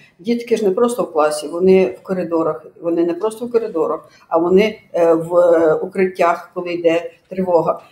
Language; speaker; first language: Ukrainian; native; Ukrainian